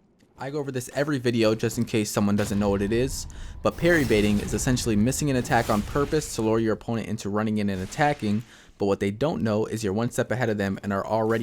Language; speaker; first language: English; native; English